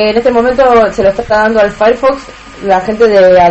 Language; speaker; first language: Spanish; native; Spanish